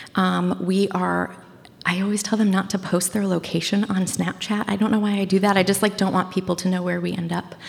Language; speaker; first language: English; native; English